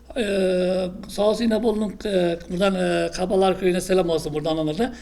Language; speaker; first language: Turkish; native; Turkish